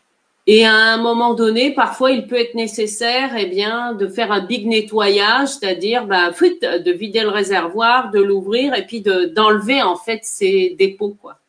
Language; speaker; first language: French; native; French